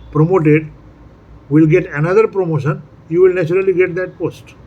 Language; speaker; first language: English; non-native, local second language; Nepali